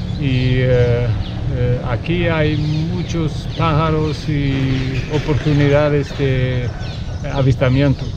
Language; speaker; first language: Spanish; non-native, learner; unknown